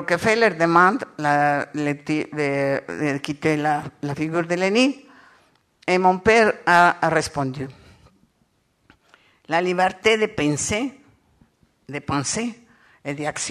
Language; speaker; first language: French; non-native, learner; Spanish